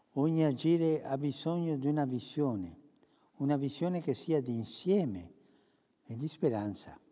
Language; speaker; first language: Italian; early bilingual, heritage; Spanish